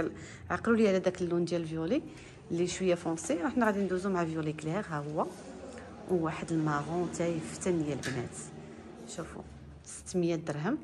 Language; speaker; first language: Arabic; native; Arabic